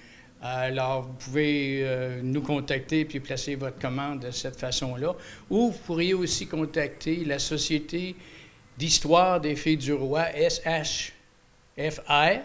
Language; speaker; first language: French; native; French